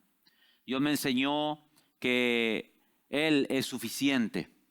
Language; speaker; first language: Spanish; native; Spanish